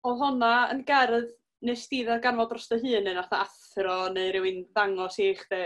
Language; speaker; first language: Welsh; native; Welsh